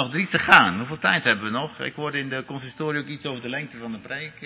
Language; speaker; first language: Dutch; native; Dutch